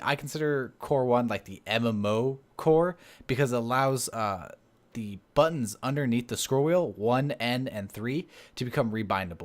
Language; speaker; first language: English; native; English